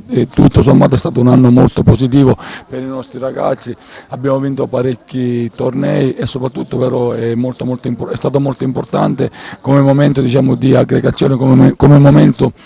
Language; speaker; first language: Italian; native; Italian